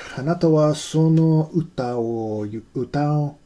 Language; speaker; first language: Japanese; non-native, learner; English